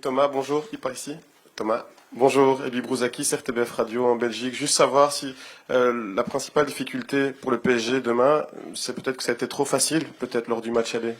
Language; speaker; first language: French; native; French